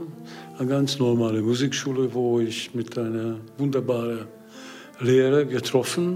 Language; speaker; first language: German; non-native, learner; Hungarian